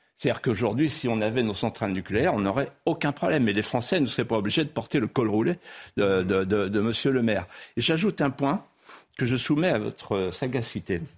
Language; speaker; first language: French; non-native, local second language; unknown